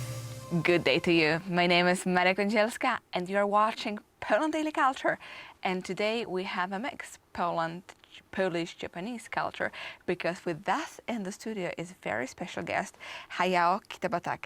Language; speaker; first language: English; non-native, fluent; Polish